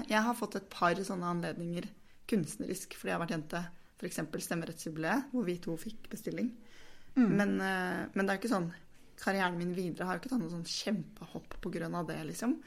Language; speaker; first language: Norwegian; native; Norwegian